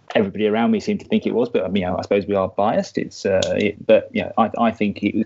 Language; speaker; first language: English; native; English